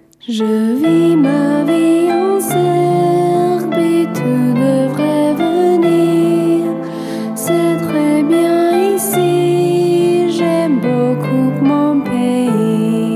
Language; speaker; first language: French; non-native, learner; Serbian